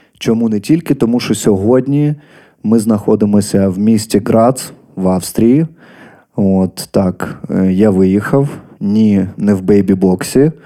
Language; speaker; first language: Ukrainian; native; Ukrainian